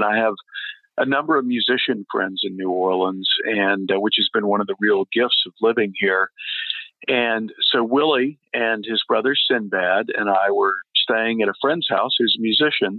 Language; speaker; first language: English; native; English